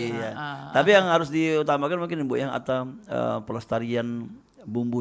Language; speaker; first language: Indonesian; native; Indonesian